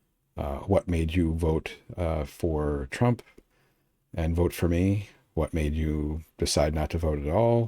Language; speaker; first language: English; native; English